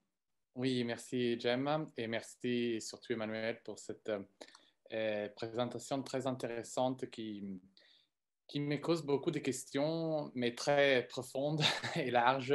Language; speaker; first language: French; non-native, fluent; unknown